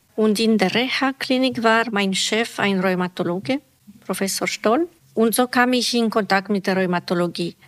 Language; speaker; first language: German; non-native, fluent; Romanian